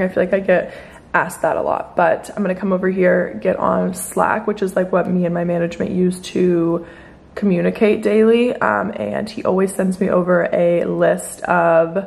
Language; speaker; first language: English; native; English